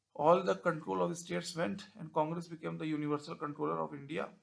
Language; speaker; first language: English; non-native, local second language; Hindi